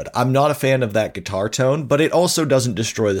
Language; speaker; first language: English; native; English